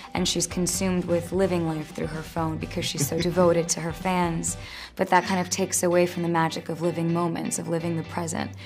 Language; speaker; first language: English; early bilingual, other home language; Spanish